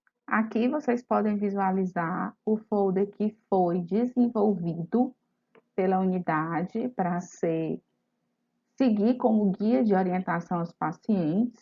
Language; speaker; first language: Portuguese; native; Portuguese